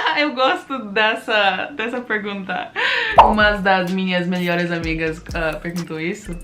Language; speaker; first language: Portuguese; non-native, learner; English